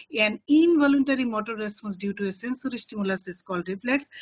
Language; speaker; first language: English; non-native, local second language; Bangla